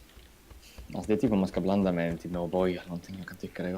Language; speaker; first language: Swedish; native; Swedish